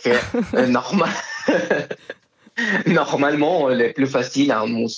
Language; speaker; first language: French; non-native, fluent; Spanish